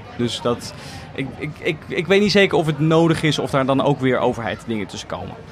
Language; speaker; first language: Dutch; native; Dutch